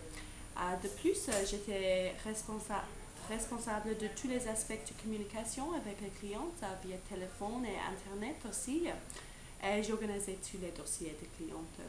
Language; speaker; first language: French; non-native, learner; English